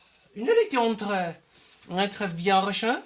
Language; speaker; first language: French; non-native, learner; German